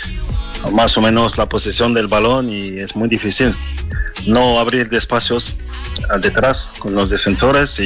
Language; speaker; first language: Spanish; non-native, fluent; French